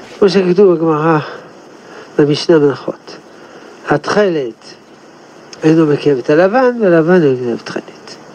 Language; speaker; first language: Hebrew; non-native, fluent; French